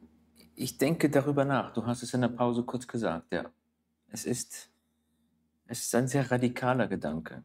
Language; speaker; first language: German; native; German